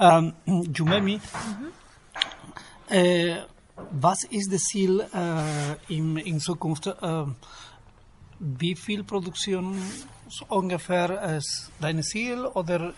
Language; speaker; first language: German; non-native, learner; Spanish